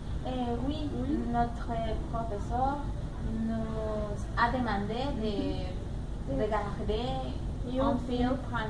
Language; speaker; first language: French; non-native, learner; Spanish